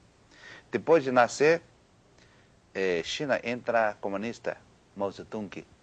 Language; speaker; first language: Portuguese; non-native, learner; Chinese